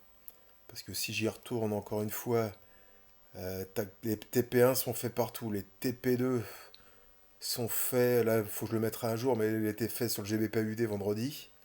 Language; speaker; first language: French; native; French